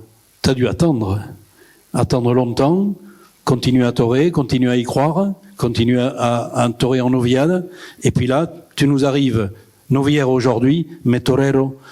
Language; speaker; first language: French; native; French